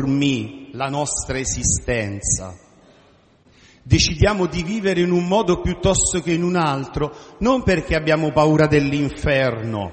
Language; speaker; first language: Italian; native; Italian